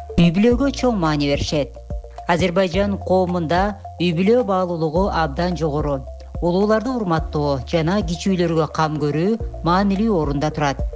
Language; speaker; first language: Kyrgyz; native; Kyrgyz